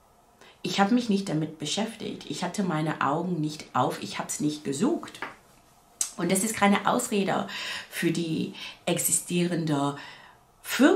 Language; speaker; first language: German; non-native, fluent; English